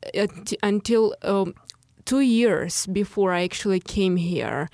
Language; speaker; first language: English; non-native, fluent; Russian